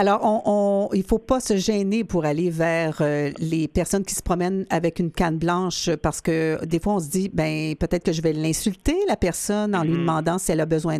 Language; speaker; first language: French; native; French